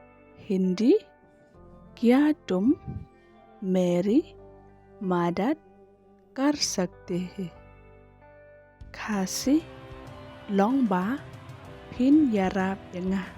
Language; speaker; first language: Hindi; non-native, local second language; Khasi